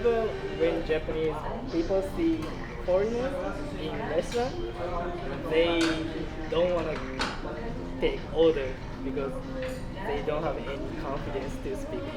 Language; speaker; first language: English; non-native, learner; Japanese